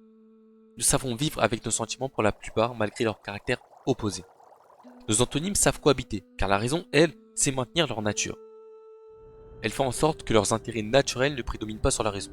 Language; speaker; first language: French; native; French